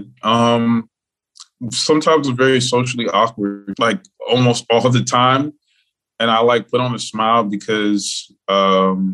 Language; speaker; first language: English; native; English